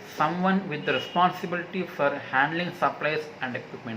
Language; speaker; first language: English; non-native, local second language; Telugu